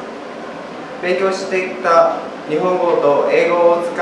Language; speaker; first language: Japanese; non-native, learner; Vietnamese